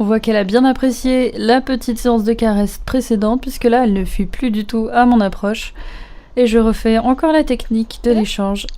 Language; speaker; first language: French; native; French